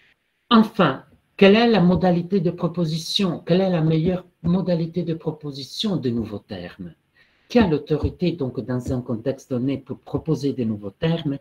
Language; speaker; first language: French; non-native, fluent; Italian